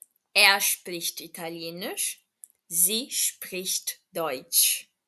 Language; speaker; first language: German; non-native, fluent; Portuguese